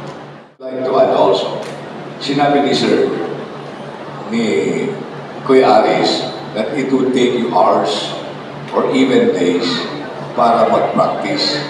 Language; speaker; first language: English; non-native, local second language; Bikol